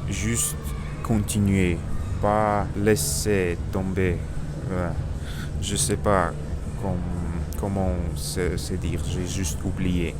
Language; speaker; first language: French; non-native, learner; Russian